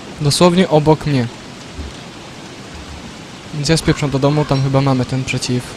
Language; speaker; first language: Polish; native; Polish